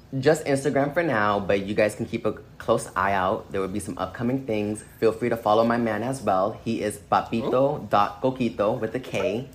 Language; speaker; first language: English; native; English